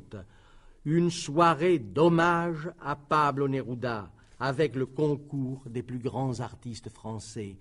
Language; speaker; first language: French; native; French